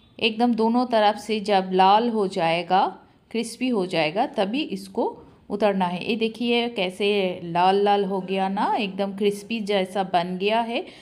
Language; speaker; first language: Hindi; non-native, local second language; Bangla